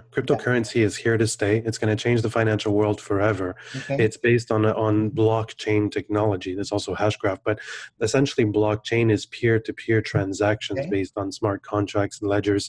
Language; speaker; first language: English; non-native, fluent; French